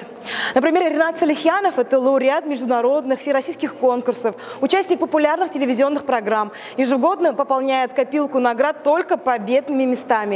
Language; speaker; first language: Russian; native; Russian